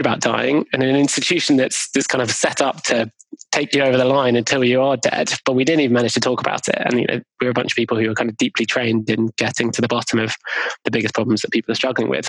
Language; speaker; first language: English; native; English